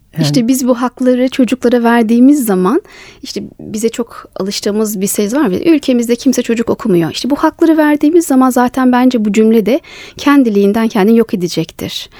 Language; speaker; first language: Turkish; native; Turkish